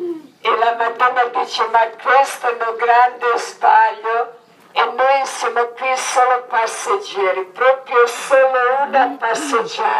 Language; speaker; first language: Italian; non-native, learner; Croatian